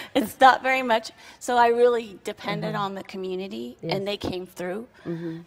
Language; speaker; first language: English; native; English